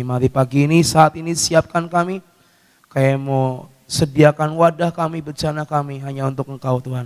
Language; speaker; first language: Indonesian; native; Indonesian